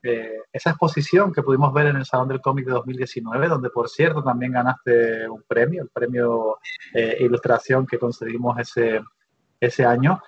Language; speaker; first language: Spanish; native; Spanish